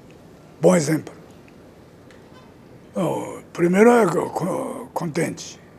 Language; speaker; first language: Portuguese; non-native, learner; Japanese